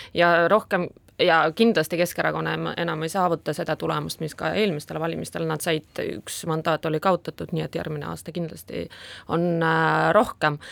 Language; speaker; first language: Estonian; non-native, local second language; Russian